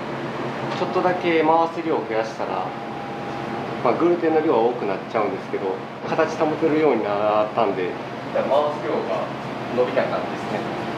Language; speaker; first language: Japanese; native; Japanese